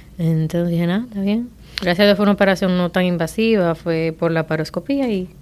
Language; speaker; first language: Spanish; native; Spanish